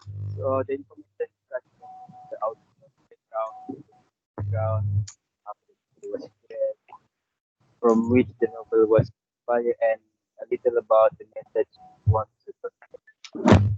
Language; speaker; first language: English; non-native, local second language; Malay